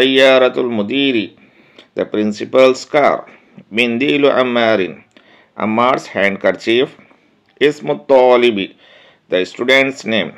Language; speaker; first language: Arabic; non-native, fluent; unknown